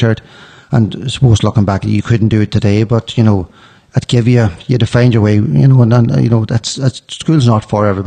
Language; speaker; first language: English; native; English